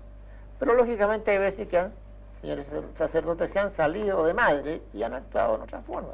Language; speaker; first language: Spanish; native; Spanish